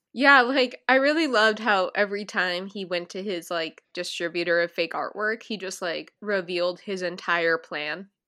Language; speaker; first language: English; native; English